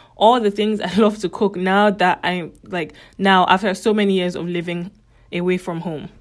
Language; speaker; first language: English; native; English